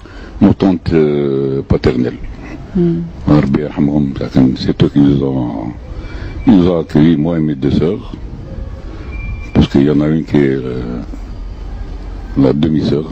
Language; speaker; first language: French; non-native, local second language; Arabic